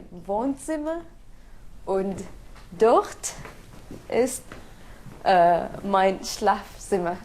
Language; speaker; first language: German; non-native, learner; Arabic